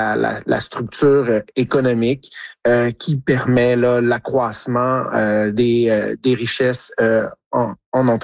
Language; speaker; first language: French; native; French